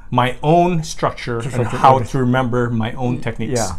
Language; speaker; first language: English; non-native, local second language; Filipino